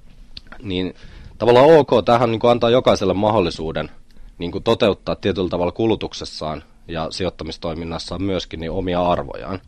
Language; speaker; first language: Finnish; native; Finnish